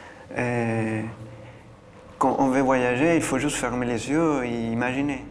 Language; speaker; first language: French; non-native, fluent; Spanish